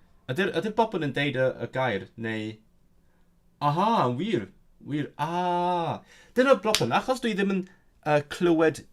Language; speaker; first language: Welsh; non-native, learner; Cantonese